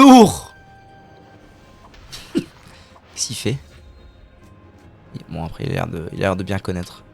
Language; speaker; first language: French; native; French